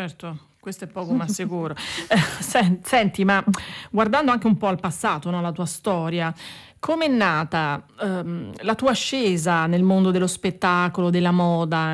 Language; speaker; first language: Italian; native; Italian